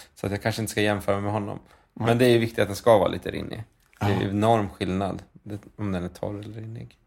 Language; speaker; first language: Swedish; native; Swedish